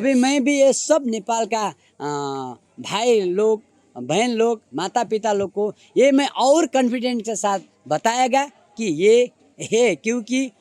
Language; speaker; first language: Hindi; non-native, learner; Nepali